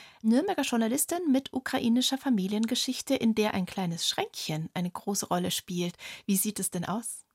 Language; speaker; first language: German; native; German